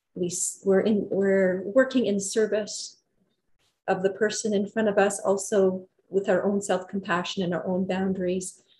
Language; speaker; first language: English; native; English